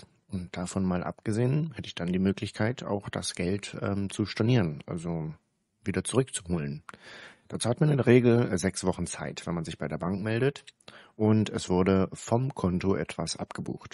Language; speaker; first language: German; native; German